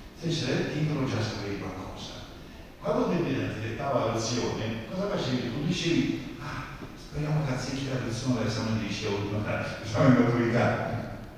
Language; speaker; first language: Italian; native; Italian